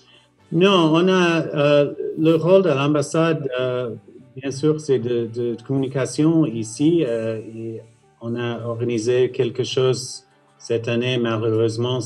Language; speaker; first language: French; non-native, fluent; English